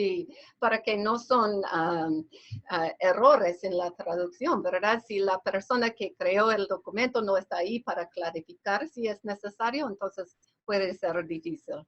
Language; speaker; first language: Spanish; non-native, fluent; English